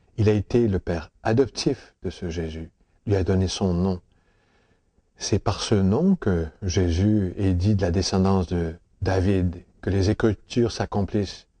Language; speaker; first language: French; native; French